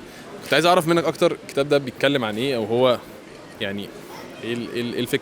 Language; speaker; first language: Arabic; native; Arabic